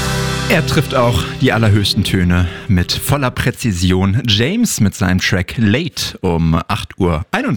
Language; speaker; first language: German; native; German